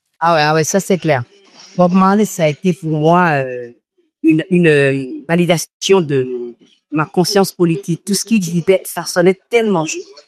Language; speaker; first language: French; non-native, local second language; Fon